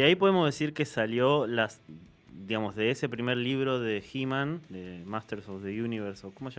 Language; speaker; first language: Spanish; native; Spanish